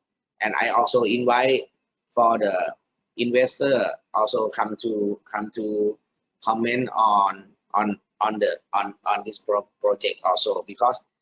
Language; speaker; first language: English; non-native, learner; Thai